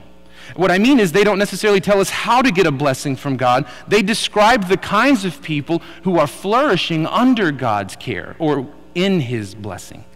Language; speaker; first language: English; native; English